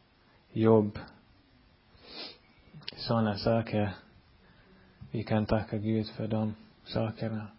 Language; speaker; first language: Swedish; non-native, fluent; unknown